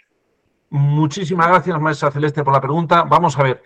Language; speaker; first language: Spanish; native; Spanish